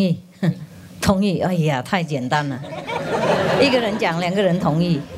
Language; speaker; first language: Chinese; non-native, fluent; Vietnamese